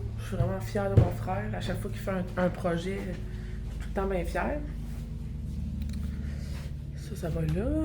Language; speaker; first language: French; native; French